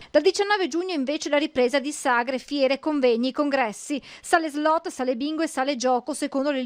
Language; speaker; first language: Italian; native; Italian